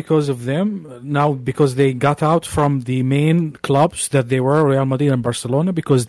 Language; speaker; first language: English; non-native, fluent; Arabic